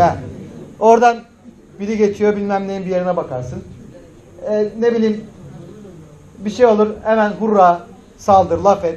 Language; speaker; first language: Turkish; native; Turkish